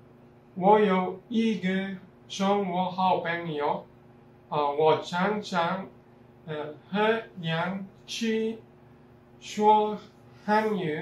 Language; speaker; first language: Chinese; non-native, learner; Spanish